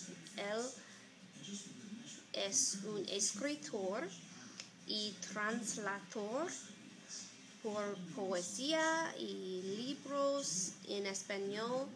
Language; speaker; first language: Spanish; non-native, learner; English